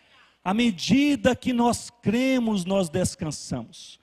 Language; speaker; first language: Portuguese; native; Portuguese